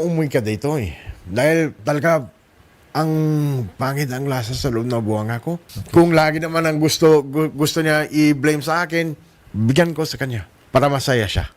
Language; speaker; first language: Filipino; non-native, learner; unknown